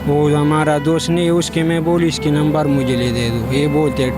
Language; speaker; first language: Hindi; non-native, local second language; Pashto